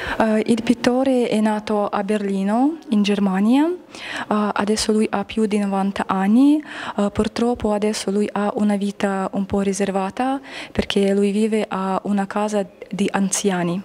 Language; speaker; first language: Italian; non-native, learner; Russian